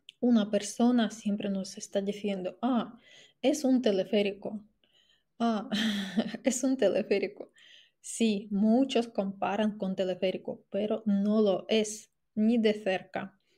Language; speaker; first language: Spanish; non-native, fluent; Russian